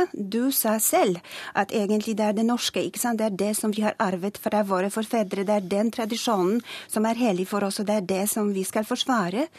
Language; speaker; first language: Norwegian; non-native, fluent; Polish